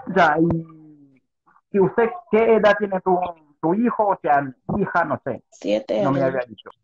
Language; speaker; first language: Spanish; non-native, learner; Haitian Creole